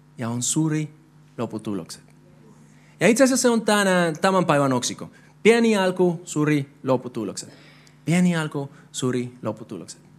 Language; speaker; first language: Finnish; non-native, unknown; Spanish